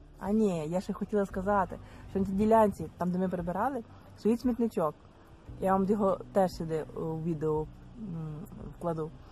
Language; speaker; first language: Ukrainian; native; Ukrainian